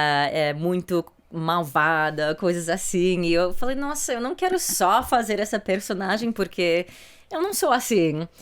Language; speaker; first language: Portuguese; early bilingual, heritage; English